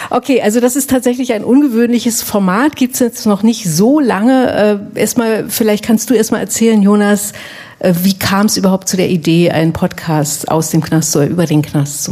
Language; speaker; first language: German; native; German